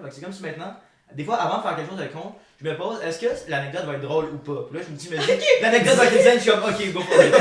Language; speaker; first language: French; native; French